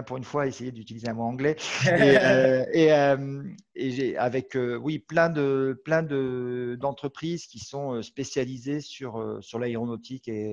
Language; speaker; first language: French; native; French